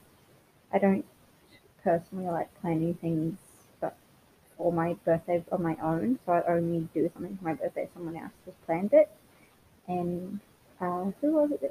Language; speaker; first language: English; native; English